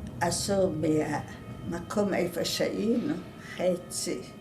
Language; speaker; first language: Hebrew; non-native, fluent; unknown